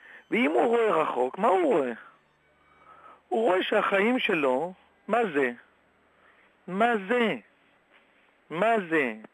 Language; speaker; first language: Hebrew; non-native, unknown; French